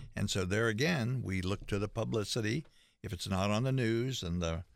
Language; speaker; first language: English; native; English